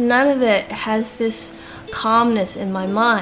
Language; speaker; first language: English; native; English